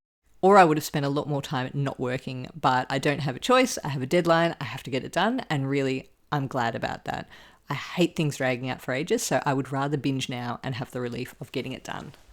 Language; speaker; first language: English; native; English